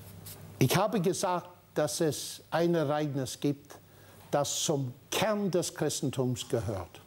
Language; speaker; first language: German; non-native, fluent; English